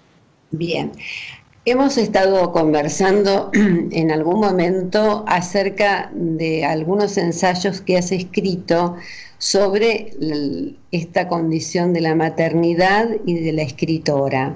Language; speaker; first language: Spanish; native; Spanish